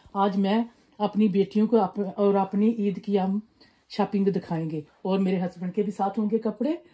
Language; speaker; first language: Urdu; non-native, local second language; Punjabi